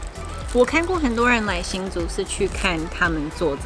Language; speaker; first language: Chinese; non-native, fluent; English